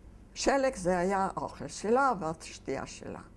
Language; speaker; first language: Hebrew; non-native, fluent; Yiddish